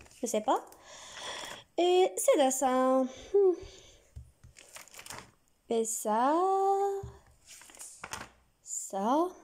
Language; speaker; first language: French; non-native, learner; Arabic